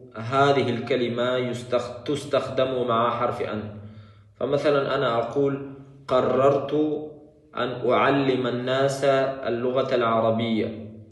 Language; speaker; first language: Arabic; non-native, fluent; Pashto